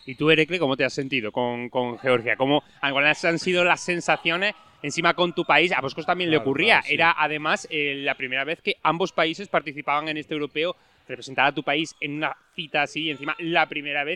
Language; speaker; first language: Spanish; native; Spanish